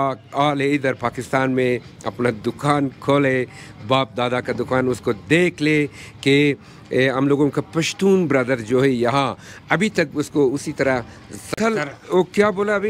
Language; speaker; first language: Hindi; non-native, local second language; Persian